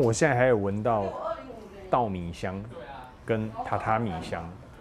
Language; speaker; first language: Chinese; native; Chinese